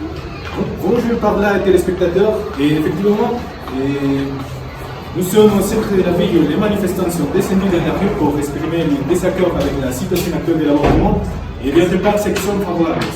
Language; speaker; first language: French; non-native, learner; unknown